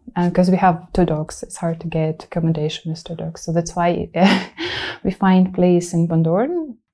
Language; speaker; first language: English; non-native, fluent; Ukrainian